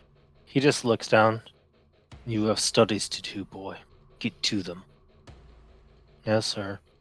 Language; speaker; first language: English; native; English